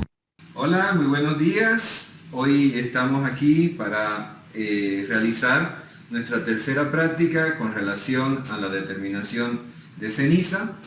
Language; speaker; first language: Spanish; native; Spanish